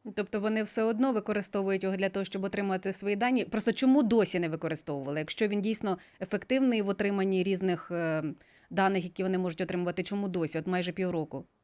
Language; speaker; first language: Ukrainian; native; Ukrainian